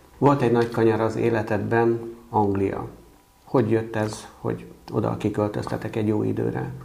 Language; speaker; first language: Hungarian; native; Hungarian